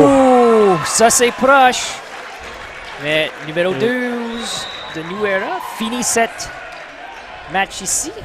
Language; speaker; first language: French; non-native, local second language; English